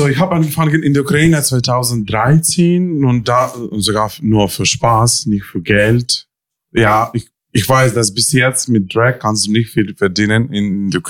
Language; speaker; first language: German; non-native, learner; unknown